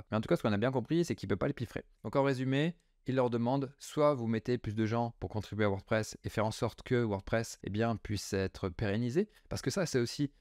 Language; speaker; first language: French; native; French